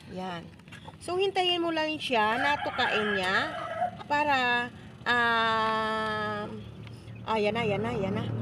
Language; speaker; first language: Filipino; native; Filipino